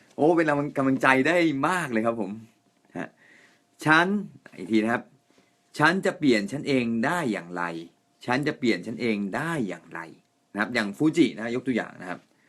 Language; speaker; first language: Thai; non-native, fluent; Japanese